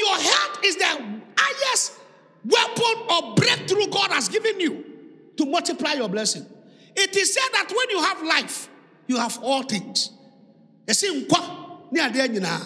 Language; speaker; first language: English; non-native, local second language; Ga